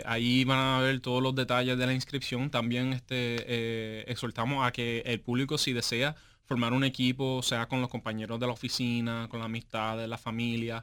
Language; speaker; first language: Spanish; native; Spanish